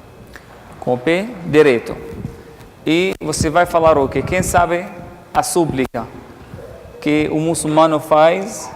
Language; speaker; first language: Portuguese; non-native, fluent; Arabic